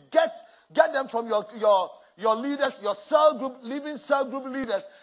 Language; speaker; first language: English; non-native, local second language; Akan